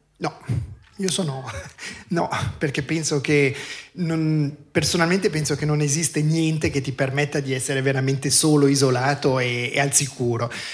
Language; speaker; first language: Italian; native; Italian